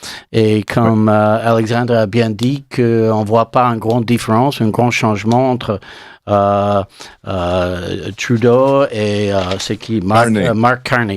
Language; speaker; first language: French; non-native, learner; English